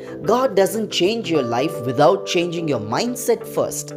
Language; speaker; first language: English; non-native, local second language; Tamil